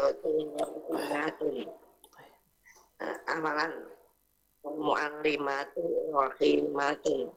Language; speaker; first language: Arabic; non-native, learner; Indonesian